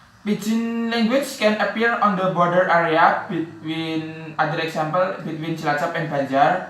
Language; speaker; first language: English; non-native, learner; Javanese